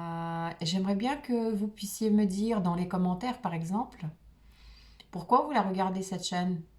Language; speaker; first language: French; non-native, fluent; Russian